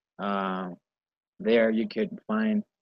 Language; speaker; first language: English; non-native, learner; Spanish